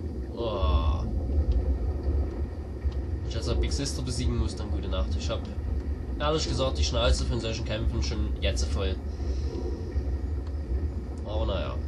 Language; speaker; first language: German; native; German